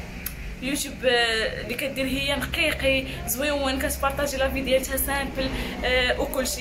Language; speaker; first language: Arabic; native; Arabic